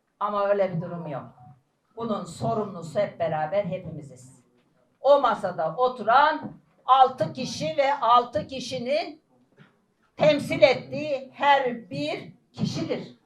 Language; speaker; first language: Turkish; native; Turkish